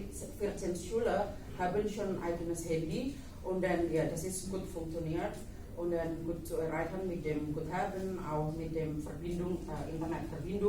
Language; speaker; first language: German; non-native, fluent; Indonesian